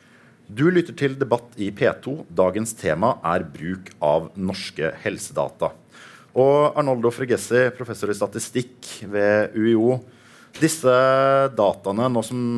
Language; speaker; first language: Norwegian; native; Norwegian